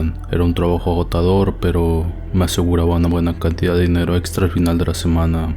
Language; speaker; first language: Spanish; native; Spanish